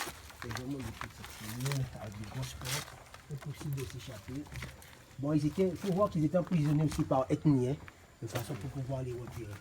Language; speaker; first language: French; non-native, local second language; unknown